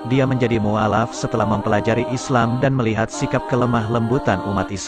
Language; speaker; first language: Indonesian; native; Indonesian